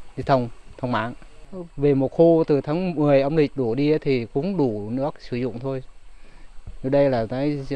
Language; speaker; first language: Vietnamese; non-native, local second language; Muong